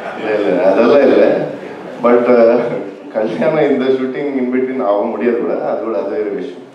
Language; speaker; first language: Tamil; non-native, learner; Telugu